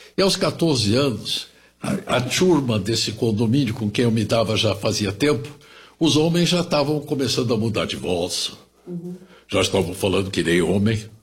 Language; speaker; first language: Portuguese; early bilingual, other home language; German